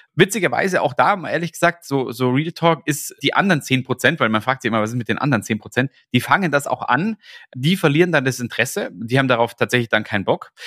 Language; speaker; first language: German; native; German